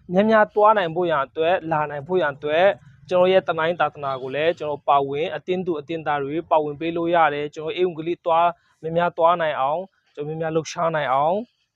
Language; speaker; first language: Burmese; non-native, local second language; Kachin